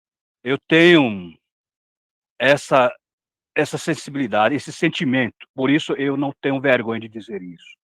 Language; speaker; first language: Portuguese; non-native, local second language; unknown